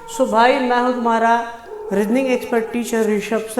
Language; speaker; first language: Hindi; non-native, local second language; Marathi